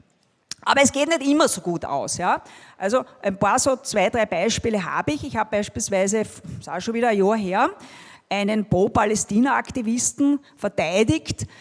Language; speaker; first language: German; native; German